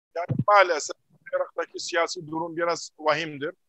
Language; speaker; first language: Turkish; early bilingual, heritage; Arabic